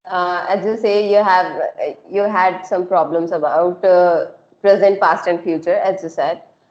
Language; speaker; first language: English; non-native, local second language; Hindi